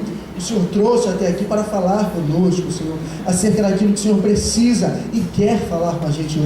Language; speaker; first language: Portuguese; native; Portuguese